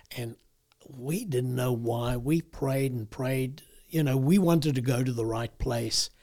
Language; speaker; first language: English; native; English